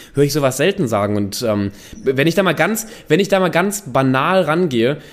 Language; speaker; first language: German; native; German